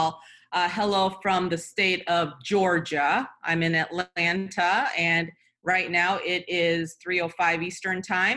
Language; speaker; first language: English; early bilingual, other home language; Korean